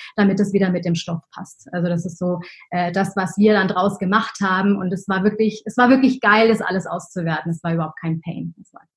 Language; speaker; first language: German; early bilingual, other home language; Arabic